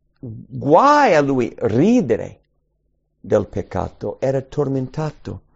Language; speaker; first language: Italian; early bilingual, heritage; English